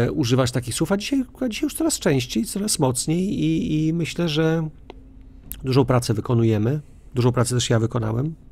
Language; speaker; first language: Polish; native; Polish